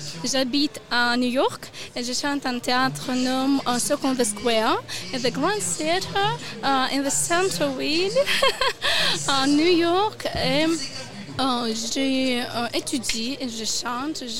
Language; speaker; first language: French; non-native, learner; Ukrainian